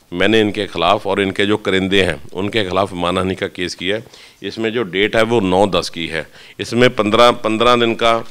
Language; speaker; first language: Hindi; non-native, local second language; Punjabi